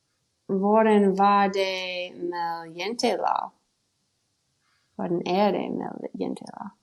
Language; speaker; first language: Danish; non-native, learner; English